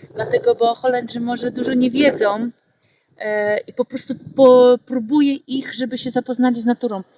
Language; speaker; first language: Polish; native; Polish